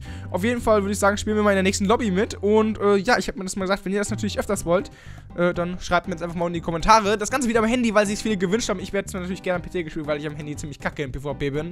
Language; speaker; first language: German; native; German